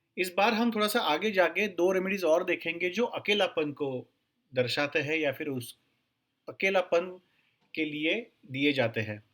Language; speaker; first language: Hindi; non-native, local second language; Marathi